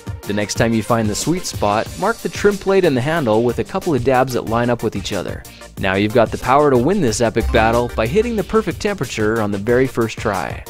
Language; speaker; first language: English; native; English